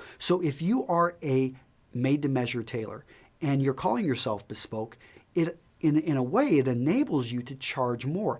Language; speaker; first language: English; native; English